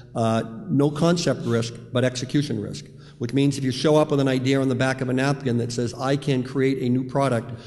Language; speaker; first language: English; native; English